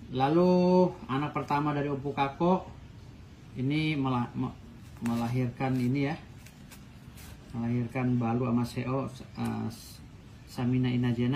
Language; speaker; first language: Indonesian; native; Indonesian